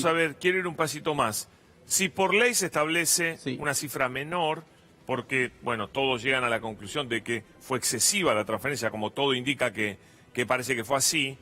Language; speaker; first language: Spanish; native; Spanish